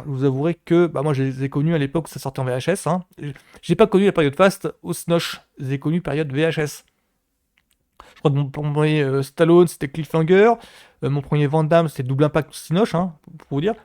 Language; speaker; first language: French; native; French